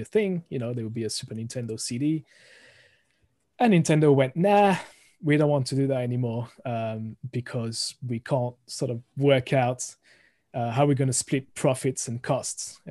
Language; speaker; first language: English; non-native, fluent; French